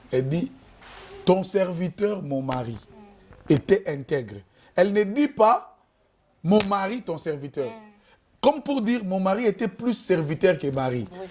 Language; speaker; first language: French; non-native, local second language; Lingala